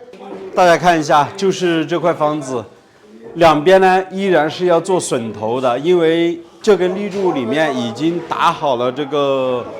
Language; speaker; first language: Chinese; native; Chinese